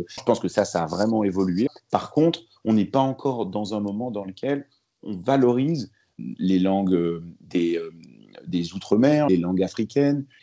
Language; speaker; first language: French; early bilingual, other home language; Arabic